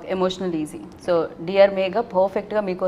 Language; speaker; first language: Telugu; native; Telugu